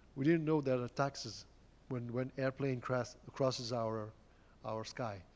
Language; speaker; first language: English; non-native, fluent; French